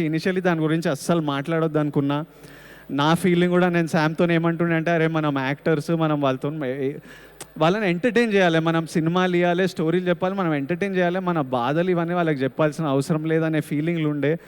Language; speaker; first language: Telugu; native; Telugu